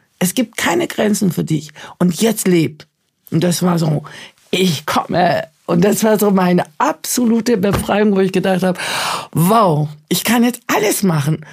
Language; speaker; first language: German; early bilingual, other home language; Turkish